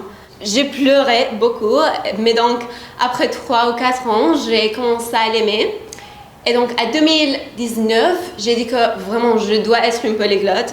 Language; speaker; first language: French; non-native, fluent; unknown